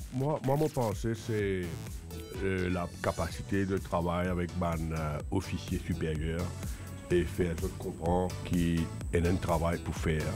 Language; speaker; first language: French; non-native, local second language; Morisyen